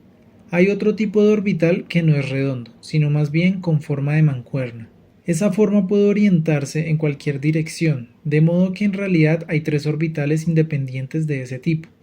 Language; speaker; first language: Spanish; native; Spanish